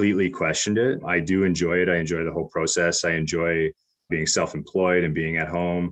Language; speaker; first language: English; native; English